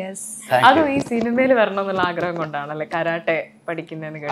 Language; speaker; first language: Malayalam; native; Malayalam